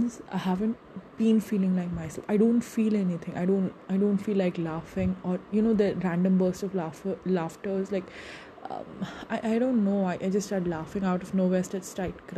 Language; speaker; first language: English; non-native, local second language; Hindi